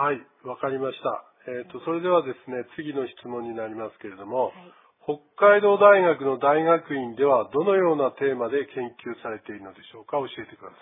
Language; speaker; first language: Japanese; native; Japanese